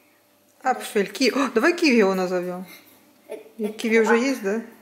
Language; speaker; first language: Russian; native; Russian